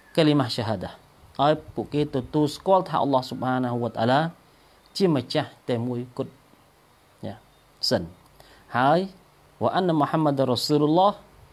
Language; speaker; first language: Khmer; non-native, local second language; Eastern Cham